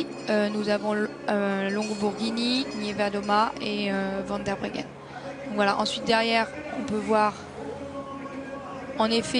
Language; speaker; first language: French; native; French